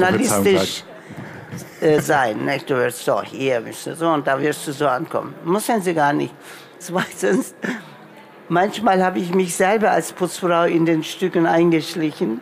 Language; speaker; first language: German; non-native, local second language; Turkish